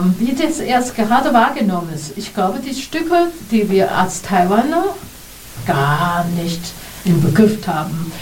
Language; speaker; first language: German; non-native, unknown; Chinese